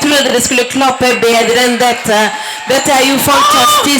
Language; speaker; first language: Swedish; non-native, fluent; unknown